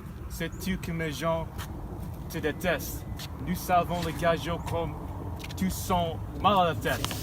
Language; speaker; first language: French; non-native, learner; English